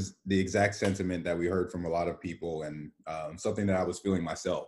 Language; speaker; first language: English; native; English